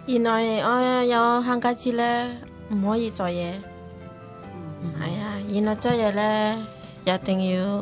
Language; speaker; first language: Chinese; non-native, learner; Indonesian